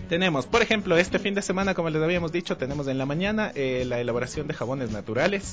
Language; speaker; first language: Spanish; native; Spanish